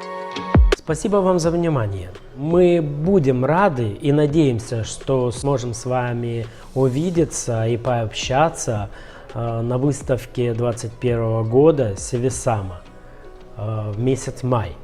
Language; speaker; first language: Russian; native; Russian